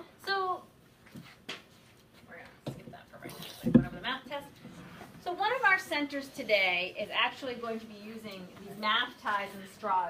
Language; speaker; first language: English; native; English